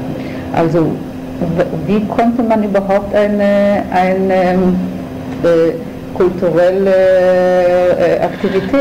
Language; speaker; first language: German; non-native, fluent; Hebrew